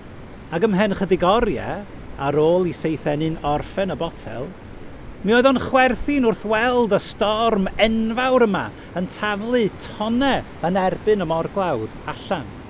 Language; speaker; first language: Welsh; native; Welsh